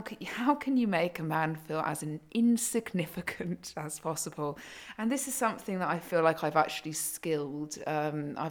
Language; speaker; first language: English; native; English